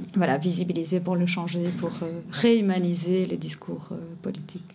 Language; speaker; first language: French; non-native, fluent; Portuguese